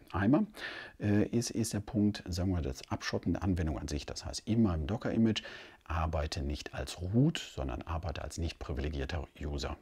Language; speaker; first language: German; native; German